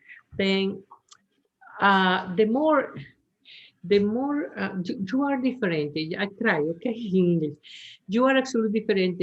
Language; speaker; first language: English; non-native, learner; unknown